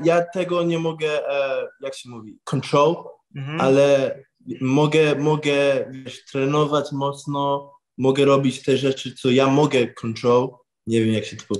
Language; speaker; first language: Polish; early bilingual, heritage; English